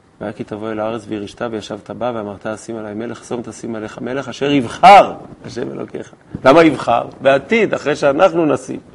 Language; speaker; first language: Hebrew; native; Hebrew